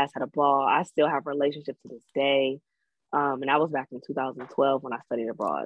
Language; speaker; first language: English; native; English